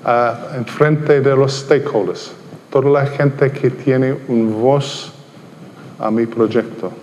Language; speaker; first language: Spanish; non-native, fluent; English